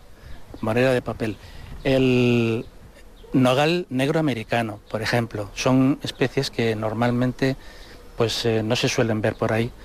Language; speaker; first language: Spanish; native; Spanish